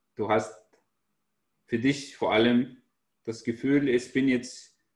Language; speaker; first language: German; non-native, fluent; Arabic